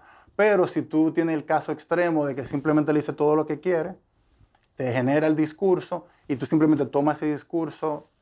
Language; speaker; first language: Spanish; native; Spanish